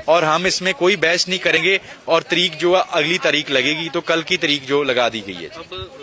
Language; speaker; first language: Hindi; non-native, local second language; Punjabi